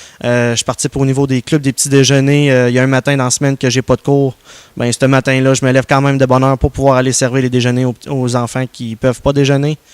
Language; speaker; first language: French; native; French